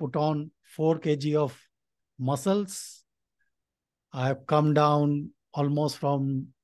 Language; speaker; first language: English; non-native, local second language; Nepali